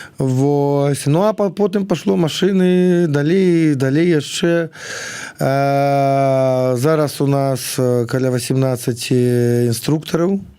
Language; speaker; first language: Belarusian; non-native, local second language; Russian